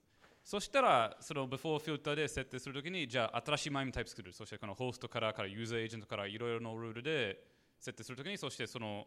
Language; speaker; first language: Japanese; non-native, learner; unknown